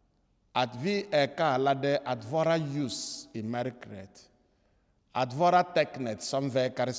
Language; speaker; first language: Swedish; non-native, fluent; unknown